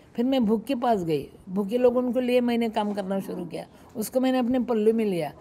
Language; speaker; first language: Hindi; non-native, local second language; Marathi